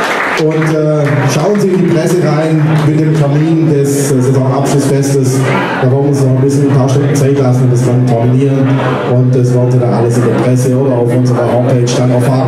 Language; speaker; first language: German; native; German